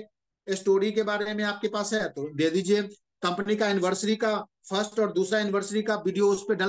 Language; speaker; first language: Hindi; native; Hindi